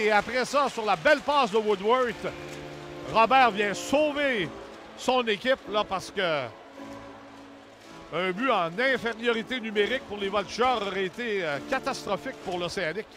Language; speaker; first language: French; native; French